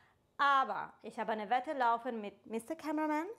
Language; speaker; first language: German; non-native, fluent; Italian